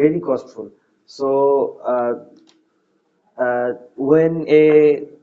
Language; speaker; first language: English; non-native, learner; Bangla